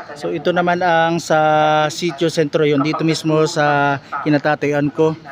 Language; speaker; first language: Filipino; non-native, local second language; Cebuano